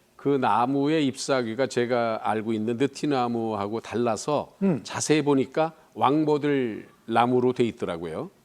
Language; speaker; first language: Korean; native; Korean